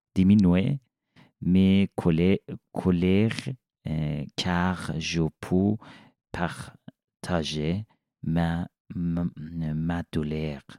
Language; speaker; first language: French; non-native, learner; Persian